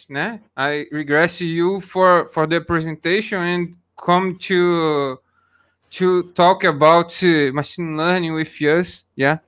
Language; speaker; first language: English; non-native, learner; Portuguese